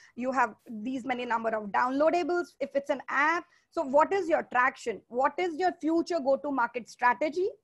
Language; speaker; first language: English; non-native, local second language; Hindi